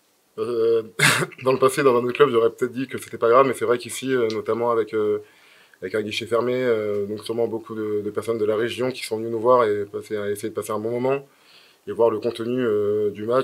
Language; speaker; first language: French; native; French